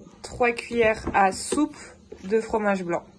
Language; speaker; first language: French; early bilingual, other home language; Arabic